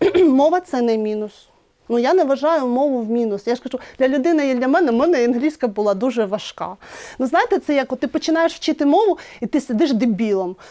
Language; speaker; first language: Ukrainian; native; Ukrainian